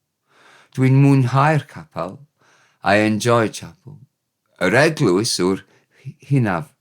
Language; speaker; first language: Welsh; non-native, learner; English